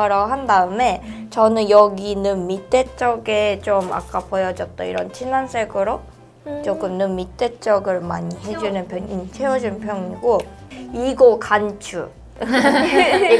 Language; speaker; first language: Korean; non-native, fluent; Japanese